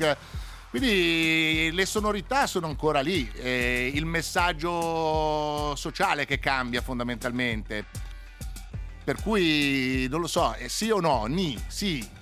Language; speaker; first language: Italian; native; Italian